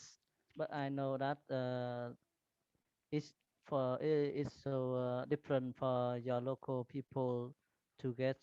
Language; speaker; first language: English; non-native, learner; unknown